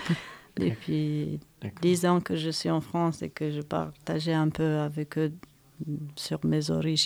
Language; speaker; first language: French; non-native, fluent; Romanian